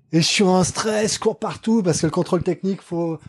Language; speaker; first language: French; native; French